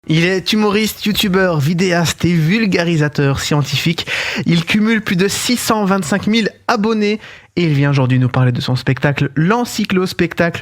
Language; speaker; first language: French; native; French